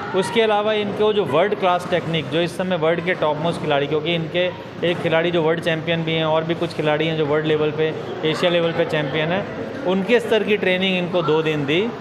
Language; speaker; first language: Hindi; native; Hindi